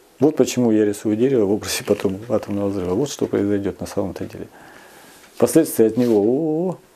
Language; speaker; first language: Russian; native; Russian